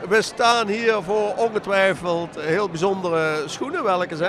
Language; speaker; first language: Dutch; native; Dutch